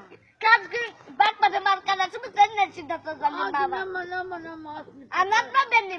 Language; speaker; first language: Turkish; native; Turkish